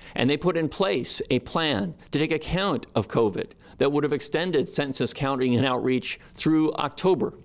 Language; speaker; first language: English; native; English